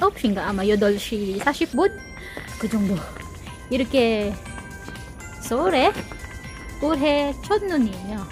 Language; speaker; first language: Korean; non-native, learner; Filipino